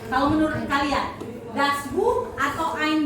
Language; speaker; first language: German; non-native, learner; Indonesian